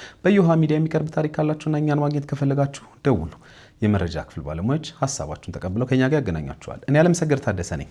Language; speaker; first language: Amharic; native; Amharic